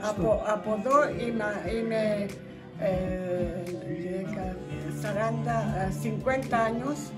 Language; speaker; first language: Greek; early bilingual, heritage; Spanish